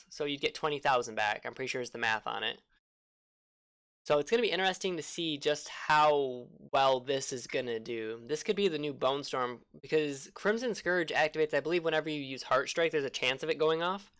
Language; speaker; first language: English; native; English